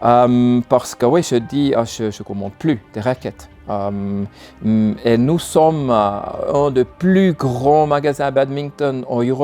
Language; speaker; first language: French; non-native, learner; German